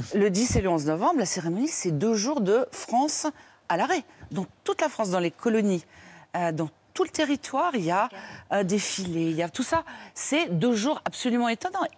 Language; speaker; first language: French; native; French